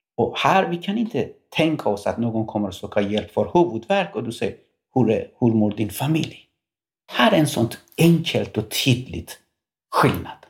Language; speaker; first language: Swedish; non-native, fluent; Persian